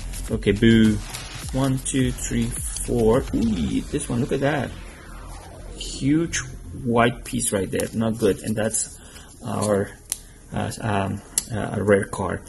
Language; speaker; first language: English; non-native, fluent; Spanish